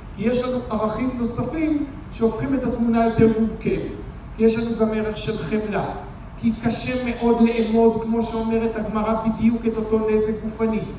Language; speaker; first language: Hebrew; native; Hebrew